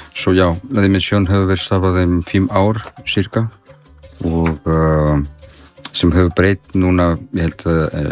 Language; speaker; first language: Icelandic; non-native, fluent; Spanish